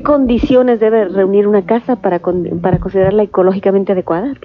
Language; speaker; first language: Spanish; native; Spanish